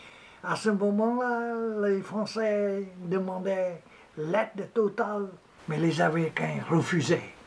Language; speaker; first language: French; non-native, local second language; Vietnamese